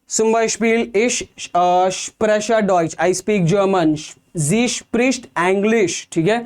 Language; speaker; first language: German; non-native, fluent; Hindi